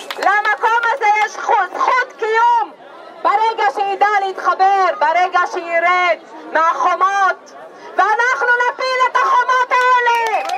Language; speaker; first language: Hebrew; non-native, local second language; Arabic